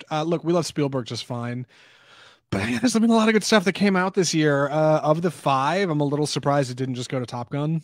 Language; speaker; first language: English; native; English